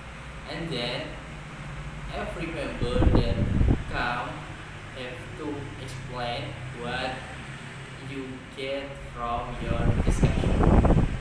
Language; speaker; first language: English; non-native, learner; Indonesian